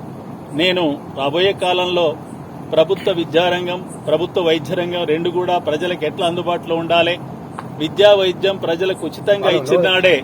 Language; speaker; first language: Telugu; native; Telugu